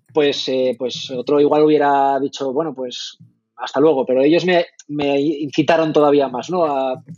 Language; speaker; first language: Spanish; native; Spanish